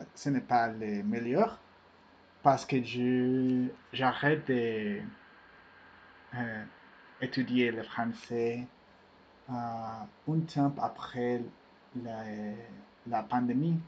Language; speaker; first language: French; non-native, learner; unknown